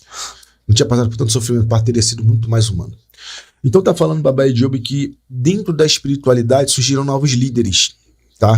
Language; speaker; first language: Portuguese; native; Portuguese